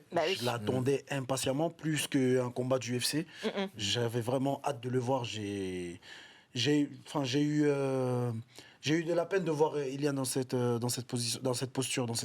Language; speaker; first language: French; native; French